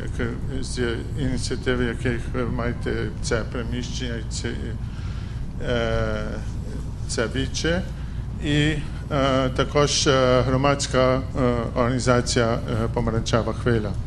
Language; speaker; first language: Ukrainian; early bilingual, heritage; Ukrainian